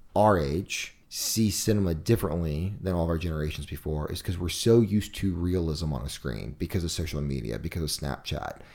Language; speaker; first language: English; native; English